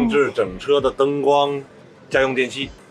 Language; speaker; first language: Chinese; native; Chinese